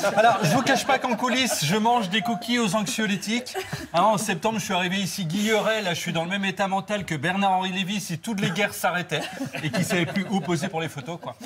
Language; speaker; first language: French; native; French